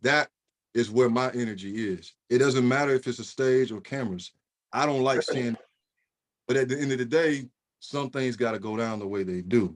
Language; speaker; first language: English; native; English